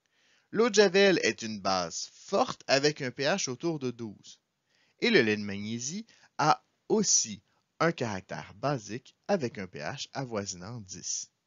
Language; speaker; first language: French; native; French